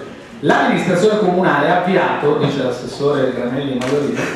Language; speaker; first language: Italian; native; Italian